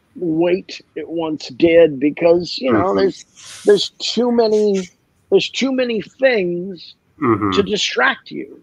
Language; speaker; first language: English; native; English